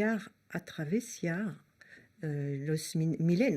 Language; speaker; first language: Spanish; non-native, fluent; French